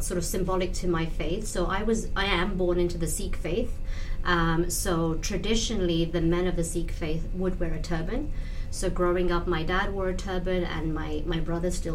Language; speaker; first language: English; non-native, local second language; Punjabi